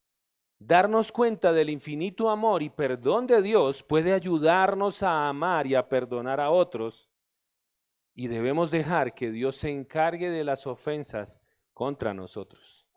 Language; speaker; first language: Spanish; native; Spanish